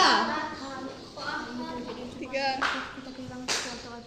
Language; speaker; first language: Indonesian; native; Indonesian